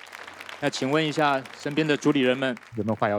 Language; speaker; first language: Chinese; native; Chinese